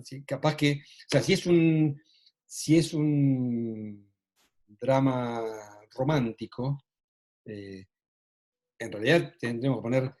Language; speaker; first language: Spanish; native; Spanish